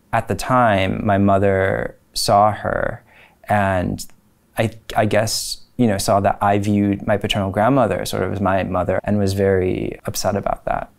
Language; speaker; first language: English; native; English